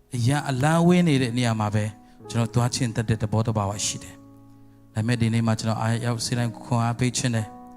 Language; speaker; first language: Burmese; non-native, local second language; Tedim Chin